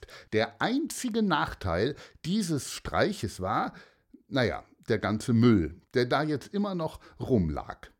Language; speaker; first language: German; native; German